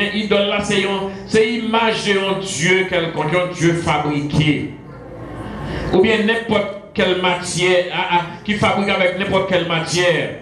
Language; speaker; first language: French; non-native, local second language; Haitian Creole